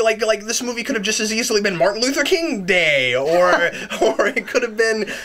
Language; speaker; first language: English; native; English